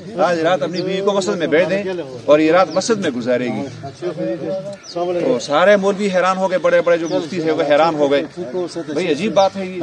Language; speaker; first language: Urdu; non-native, local second language; Pashto